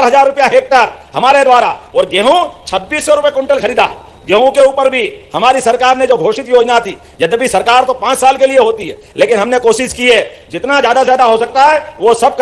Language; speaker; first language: Hindi; native; Hindi